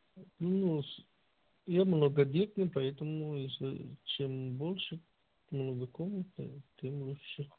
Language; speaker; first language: Russian; non-native, learner; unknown